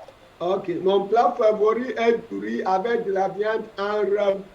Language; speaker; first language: French; non-native, fluent; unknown